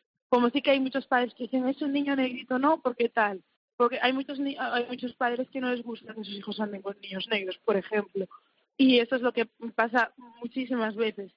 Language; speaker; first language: Spanish; early bilingual, other home language; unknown